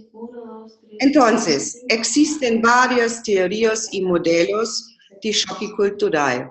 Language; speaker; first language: Spanish; non-native, fluent; German